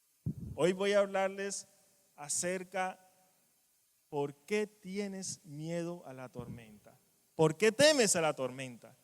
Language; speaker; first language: Spanish; native; Spanish